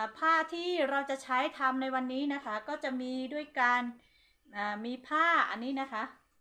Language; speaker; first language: Thai; non-native, local second language; Hmong